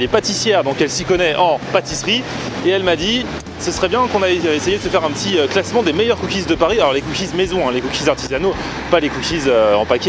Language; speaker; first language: French; native; French